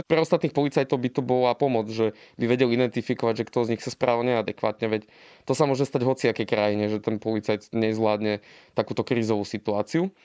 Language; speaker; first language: Slovak; native; Slovak